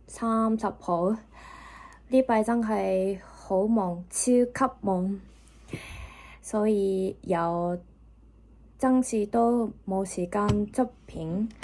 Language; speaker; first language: Cantonese; non-native, learner; Japanese